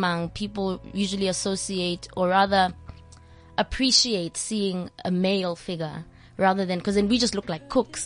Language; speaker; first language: English; non-native, local second language; Southern Sotho